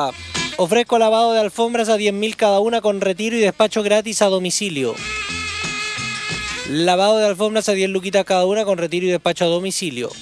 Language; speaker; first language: Spanish; native; Spanish